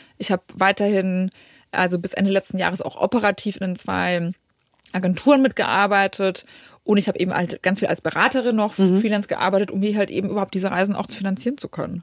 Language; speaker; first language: German; early bilingual, other home language; Polish